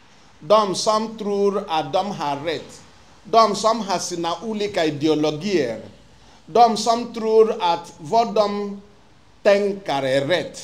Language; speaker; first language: Swedish; non-native, fluent; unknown